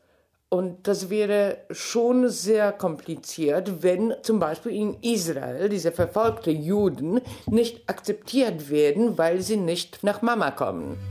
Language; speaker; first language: German; non-native, fluent; Polish